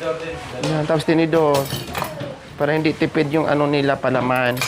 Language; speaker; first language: Filipino; native; Filipino